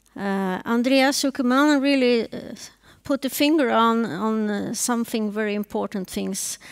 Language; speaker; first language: English; non-native, fluent; Swedish